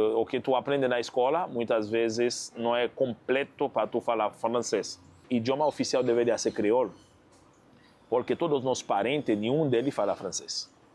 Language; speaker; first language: Portuguese; non-native, fluent; Haitian Creole